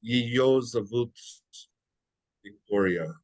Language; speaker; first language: Russian; non-native, learner; English